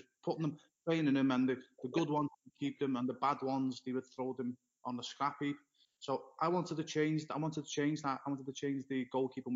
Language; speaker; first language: English; native; English